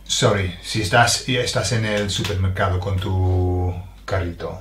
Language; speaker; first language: Spanish; non-native, fluent; English